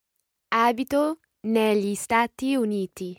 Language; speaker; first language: Italian; non-native, learner; English